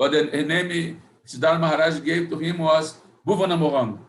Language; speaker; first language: English; non-native, fluent; Portuguese